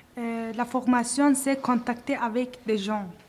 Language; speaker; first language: French; non-native, learner; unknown